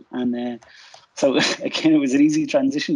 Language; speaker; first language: English; native; English